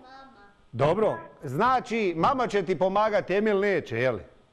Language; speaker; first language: Bosnian; native; Bosnian